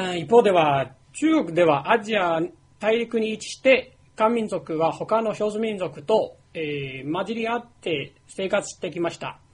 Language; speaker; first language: Japanese; non-native, fluent; Chinese